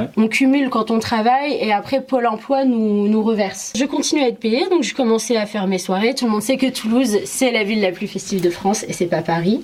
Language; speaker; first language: French; early bilingual, other home language; Arabic